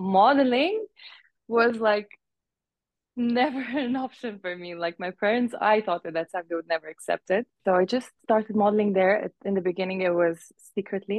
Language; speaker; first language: English; non-native, fluent; Uzbek